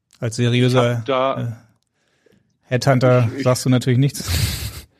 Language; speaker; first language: German; native; German